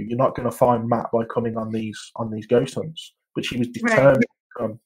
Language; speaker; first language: English; native; English